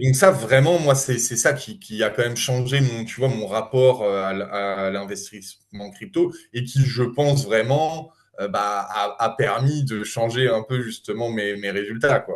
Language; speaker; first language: French; native; French